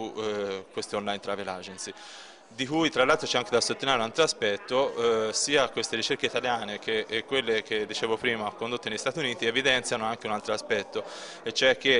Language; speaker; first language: Italian; native; Italian